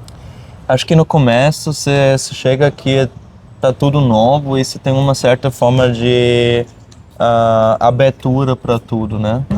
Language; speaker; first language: Portuguese; non-native, fluent; German